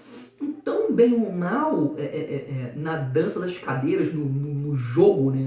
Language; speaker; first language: Portuguese; native; Portuguese